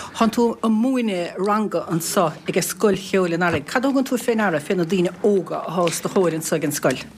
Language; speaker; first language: Irish; native; Irish